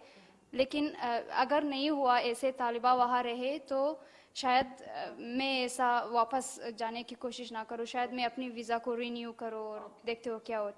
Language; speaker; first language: Hindi; non-native, learner; Persian